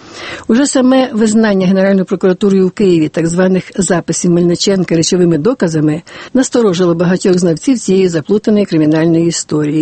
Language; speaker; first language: Ukrainian; native; Ukrainian